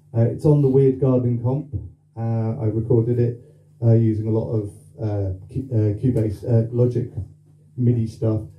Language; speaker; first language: English; native; English